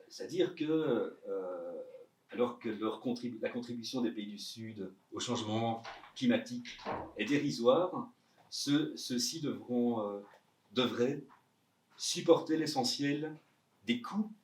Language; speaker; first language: French; native; French